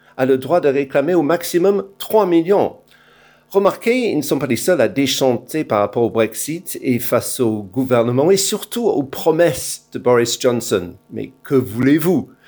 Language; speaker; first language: French; non-native, fluent; English